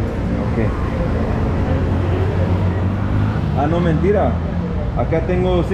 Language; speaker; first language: Spanish; non-native, learner; English